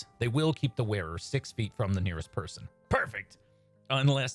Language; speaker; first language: English; native; English